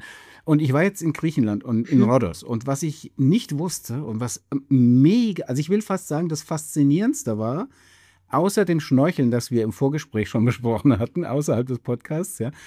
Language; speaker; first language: German; native; German